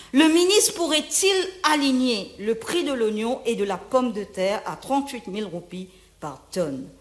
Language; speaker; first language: French; non-native, local second language; Morisyen